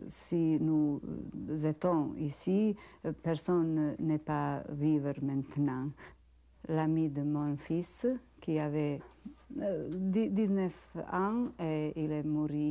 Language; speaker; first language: French; non-native, learner; Bosnian